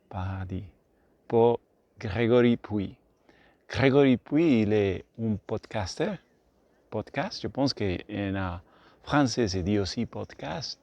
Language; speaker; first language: French; non-native, learner; Spanish